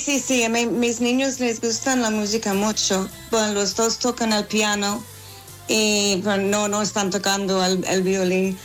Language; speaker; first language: Spanish; non-native, fluent; English